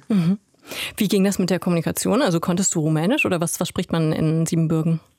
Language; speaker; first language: German; native; German